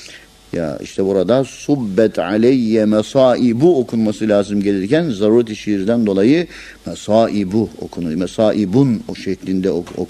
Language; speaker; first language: Turkish; native; Turkish